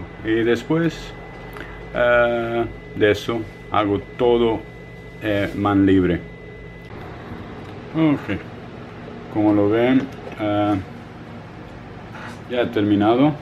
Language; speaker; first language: Spanish; non-native, fluent; Portuguese